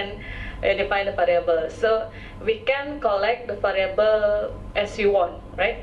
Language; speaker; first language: English; non-native, local second language; Indonesian